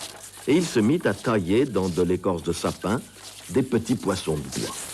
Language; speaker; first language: French; native; French